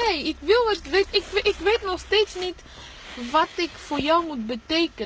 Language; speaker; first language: Dutch; early bilingual, other home language; Lingala